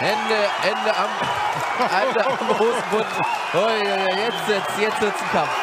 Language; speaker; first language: German; native; German